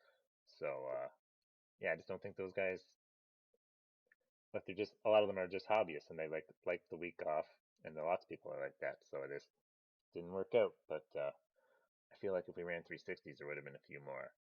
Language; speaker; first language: English; native; English